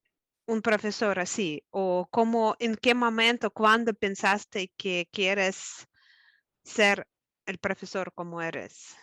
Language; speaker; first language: Spanish; non-native, fluent; Russian